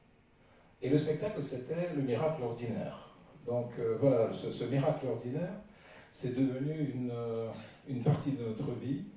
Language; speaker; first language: French; non-native, fluent; Russian